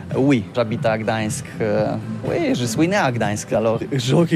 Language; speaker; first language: French; non-native, learner; Polish